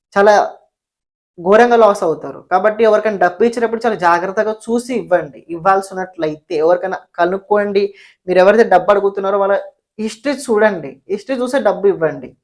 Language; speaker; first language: Telugu; non-native, local second language; Marathi